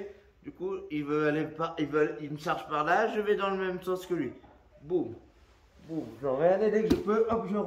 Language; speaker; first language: French; native; French